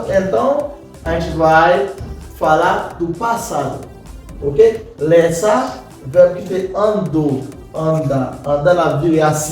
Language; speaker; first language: Portuguese; non-native, fluent; Haitian Creole